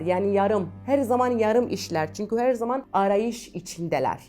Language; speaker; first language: Turkish; non-native, fluent; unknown